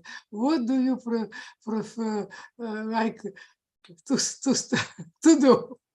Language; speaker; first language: English; non-native, fluent; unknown